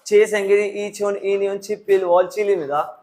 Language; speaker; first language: Korean; non-native, learner; Urdu